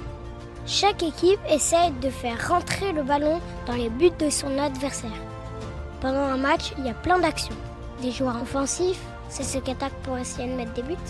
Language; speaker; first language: French; native; French